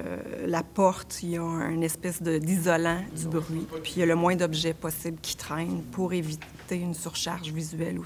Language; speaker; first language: French; native; French